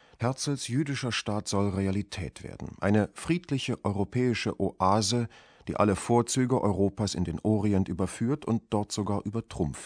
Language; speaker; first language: German; native; German